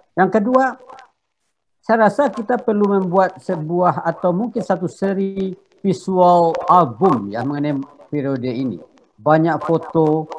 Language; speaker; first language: Indonesian; non-native, local second language; Minangkabau